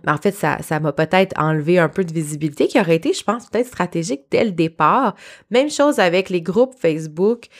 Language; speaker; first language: French; native; French